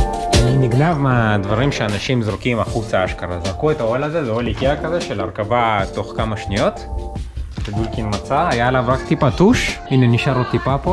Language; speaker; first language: Hebrew; native; Hebrew